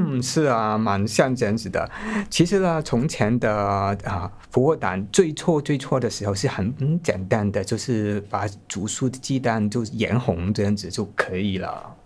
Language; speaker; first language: Chinese; non-native, local second language; Cantonese